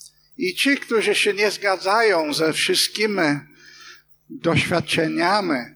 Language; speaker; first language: Polish; non-native, fluent; English